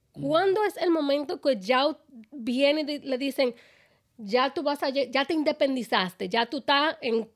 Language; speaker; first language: Spanish; native; Spanish